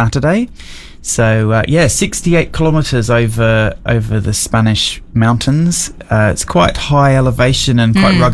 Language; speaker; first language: English; native; English